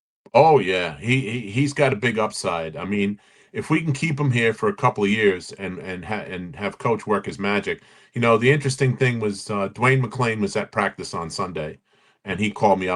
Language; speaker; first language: English; native; English